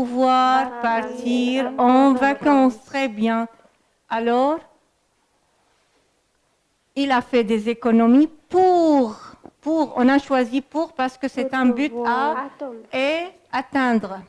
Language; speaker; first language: French; non-native, fluent; Arabic